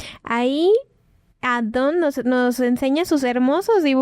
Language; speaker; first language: Spanish; native; Spanish